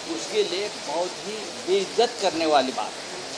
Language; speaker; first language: Hindi; non-native, local second language; Marathi